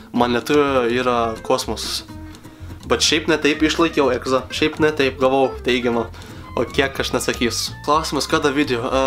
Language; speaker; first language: Lithuanian; early bilingual, heritage; Lithuanian